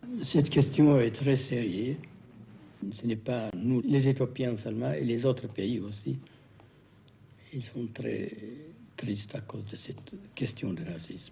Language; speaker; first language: French; non-native, fluent; Amharic